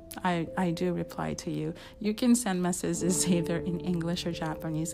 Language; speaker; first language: English; non-native, fluent; Japanese